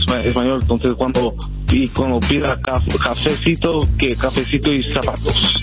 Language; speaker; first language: Spanish; non-native, learner; English